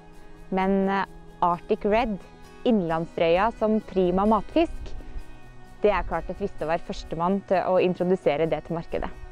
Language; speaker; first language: Norwegian; native; Norwegian